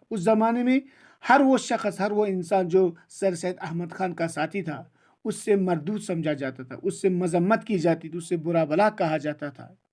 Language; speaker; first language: Urdu; non-native, local second language; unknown